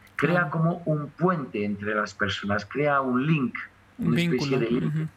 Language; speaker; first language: Spanish; non-native, fluent; French